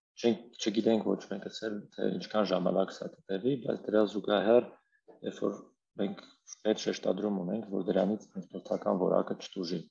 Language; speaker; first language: Armenian; native; Armenian